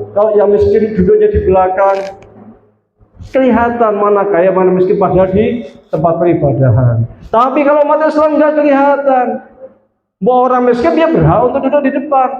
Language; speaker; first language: Indonesian; native; Indonesian